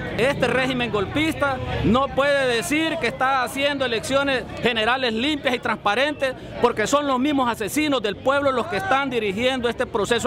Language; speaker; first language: Spanish; native; Spanish